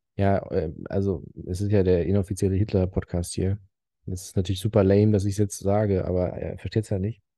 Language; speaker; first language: German; early bilingual, other home language; Arabic